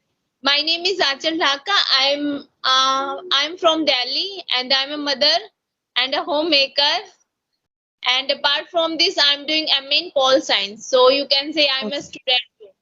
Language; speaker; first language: English; non-native, local second language; Hindi